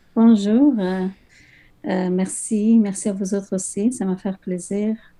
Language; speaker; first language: French; non-native, learner; Persian